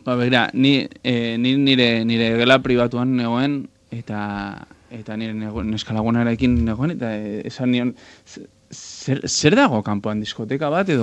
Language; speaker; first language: Basque; non-native, local second language; Spanish